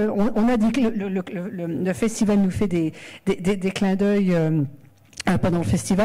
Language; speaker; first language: French; native; French